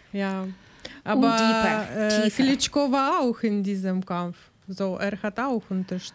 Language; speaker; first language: German; non-native, learner; Ukrainian